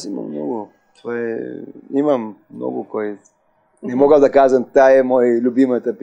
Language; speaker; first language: Bulgarian; non-native, learner; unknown